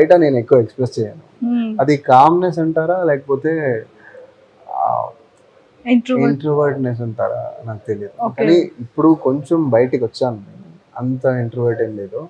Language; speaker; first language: Telugu; non-native, fluent; Tamil